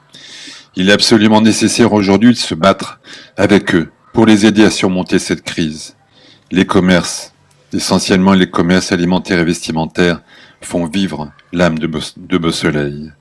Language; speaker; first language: French; native; French